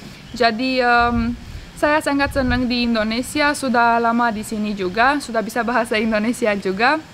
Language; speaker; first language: Indonesian; non-native, fluent; Romanian